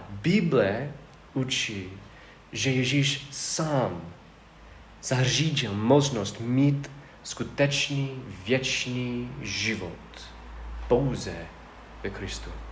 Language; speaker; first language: Czech; non-native, fluent; English